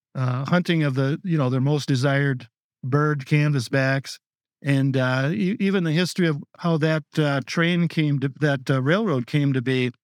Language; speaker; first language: English; native; English